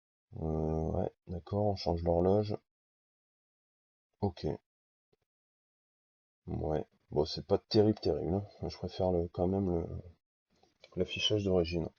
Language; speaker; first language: French; native; French